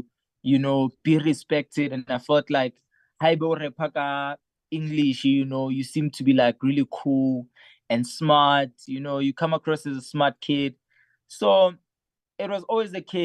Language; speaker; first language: English; non-native, local second language; Southern Sotho